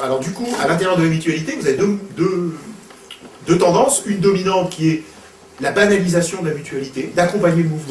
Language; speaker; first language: French; native; French